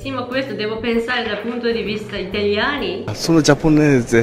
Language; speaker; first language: Italian; non-native, learner; Japanese